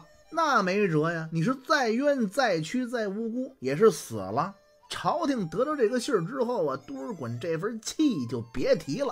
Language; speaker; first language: Chinese; native; Chinese